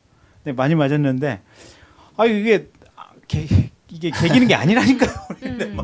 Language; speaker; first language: Korean; native; Korean